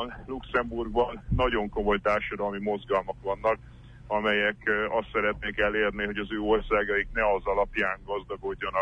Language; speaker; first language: Hungarian; native; Hungarian